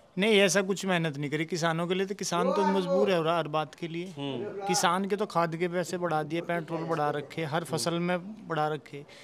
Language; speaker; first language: Hindi; native; Hindi